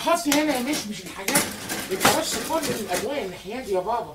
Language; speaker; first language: Arabic; native; Arabic